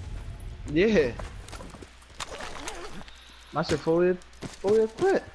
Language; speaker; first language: English; native; English